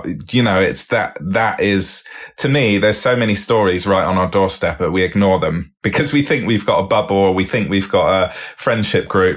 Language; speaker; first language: English; native; English